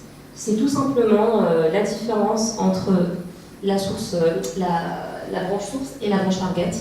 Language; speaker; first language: French; native; French